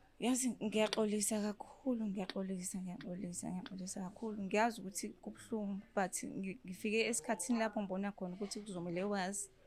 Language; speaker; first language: Zulu; native; Zulu